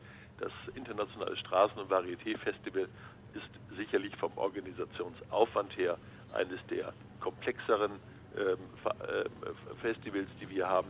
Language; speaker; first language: German; native; German